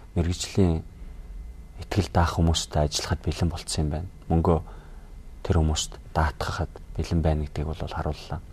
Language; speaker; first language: Mongolian; native; Mongolian